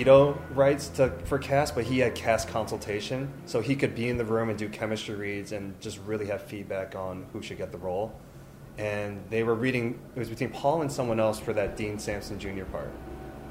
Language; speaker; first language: English; native; English